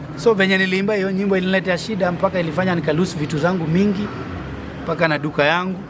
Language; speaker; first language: Swahili; non-native, local second language; Luo (Kenya and Tanzania)